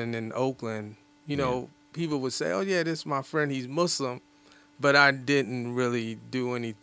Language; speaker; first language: English; native; English